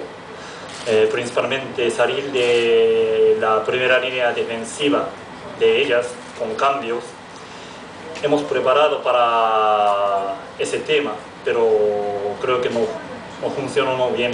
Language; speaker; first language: Spanish; non-native, fluent; Japanese